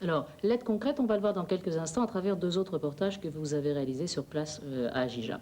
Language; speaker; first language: French; native; French